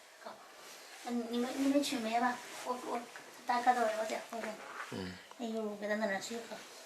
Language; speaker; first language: Chinese; native; Chinese